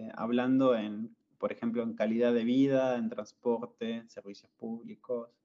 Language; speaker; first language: Spanish; native; Spanish